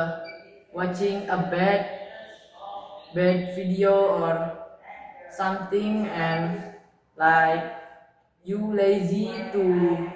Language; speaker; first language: English; non-native, learner; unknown